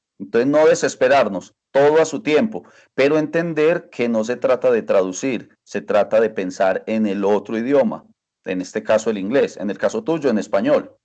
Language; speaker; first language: Spanish; native; Spanish